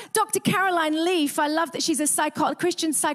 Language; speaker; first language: English; native; English